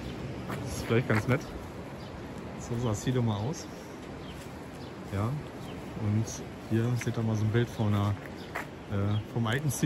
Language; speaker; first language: German; native; German